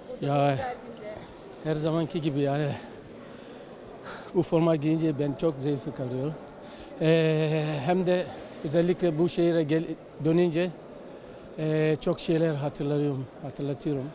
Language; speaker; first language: Turkish; non-native, learner; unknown